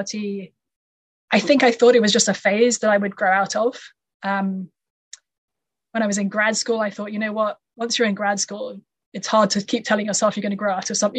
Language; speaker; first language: English; native; English